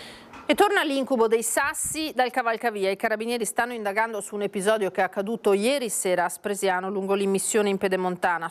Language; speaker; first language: Italian; native; Italian